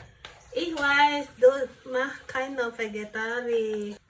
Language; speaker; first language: German; non-native, learner; Indonesian